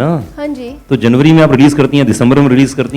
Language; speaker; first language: Hindi; native; Hindi